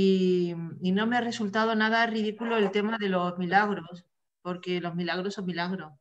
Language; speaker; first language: Spanish; native; Spanish